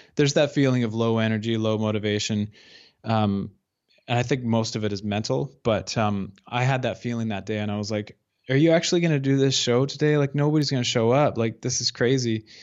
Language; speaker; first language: English; native; English